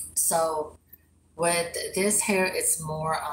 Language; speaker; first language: English; early bilingual, other home language; Spanish